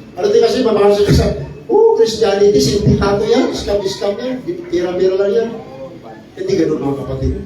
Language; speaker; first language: Filipino; non-native, local second language; Iloko